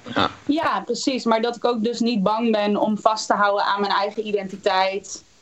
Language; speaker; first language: Dutch; native; Dutch